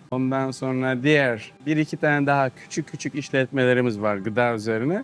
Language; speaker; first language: Turkish; native; Turkish